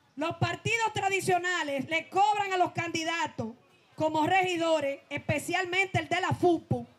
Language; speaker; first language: Spanish; native; Spanish